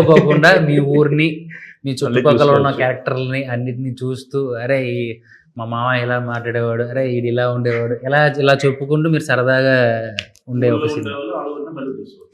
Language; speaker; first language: Telugu; native; Telugu